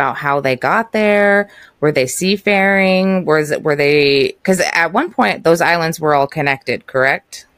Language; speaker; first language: English; early bilingual, other home language; Norwegian